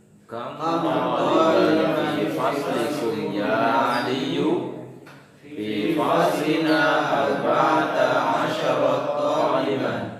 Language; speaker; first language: Arabic; non-native, learner; Indonesian